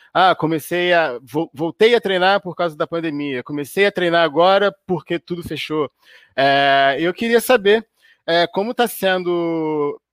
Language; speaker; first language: Portuguese; native; Portuguese